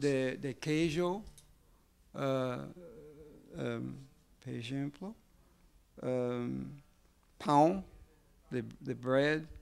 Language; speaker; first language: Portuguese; non-native, learner; English